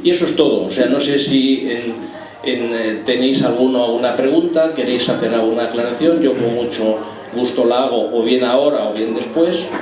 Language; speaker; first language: Spanish; native; Spanish